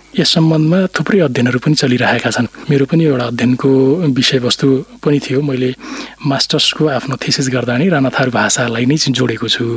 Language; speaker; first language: Nepali; non-native, local second language; Rana Tharu